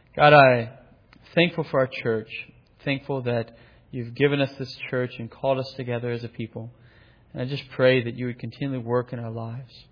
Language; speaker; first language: English; native; English